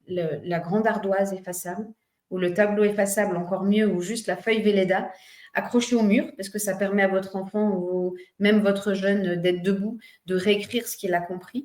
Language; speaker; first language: French; native; French